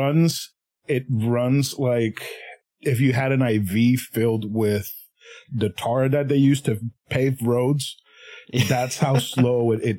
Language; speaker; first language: English; non-native, fluent; Spanish